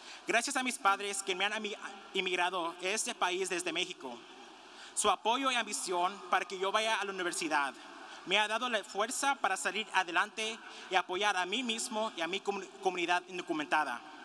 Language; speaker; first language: Spanish; early bilingual, heritage; Spanish